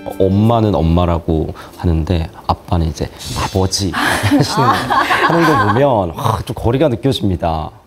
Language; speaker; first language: Korean; native; Korean